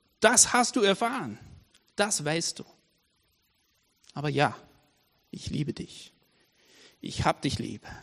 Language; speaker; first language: German; non-native, fluent; English